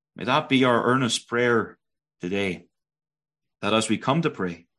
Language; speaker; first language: English; native; English